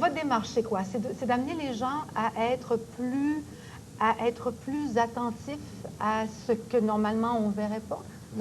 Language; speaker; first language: French; native; French